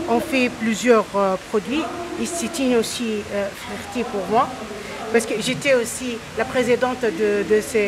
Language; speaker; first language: French; non-native, local second language; Arabic